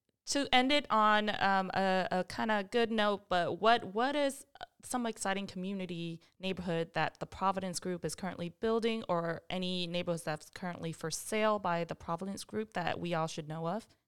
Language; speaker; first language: English; early bilingual, other home language; Vietnamese